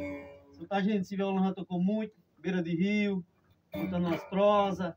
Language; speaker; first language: Portuguese; native; Portuguese